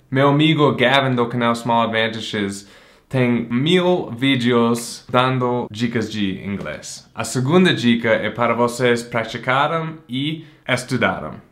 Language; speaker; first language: Portuguese; non-native, fluent; English